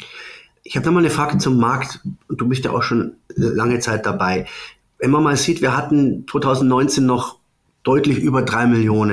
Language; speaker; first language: German; native; German